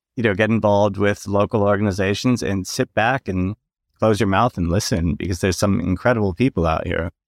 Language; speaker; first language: English; native; English